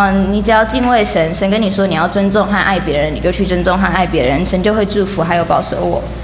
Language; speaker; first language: Chinese; early bilingual, heritage; Chinese